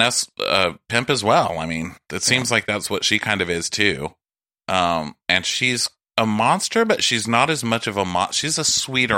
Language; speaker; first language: English; native; English